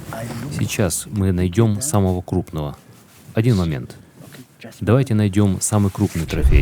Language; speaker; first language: Russian; native; Russian